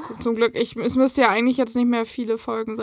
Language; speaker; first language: German; native; German